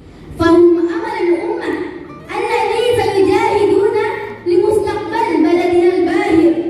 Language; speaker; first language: Arabic; non-native, learner; Indonesian